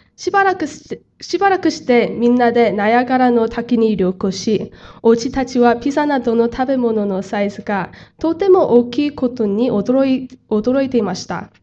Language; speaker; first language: Japanese; non-native, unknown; Korean